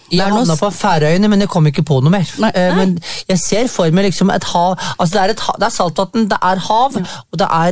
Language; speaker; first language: Norwegian; native; Norwegian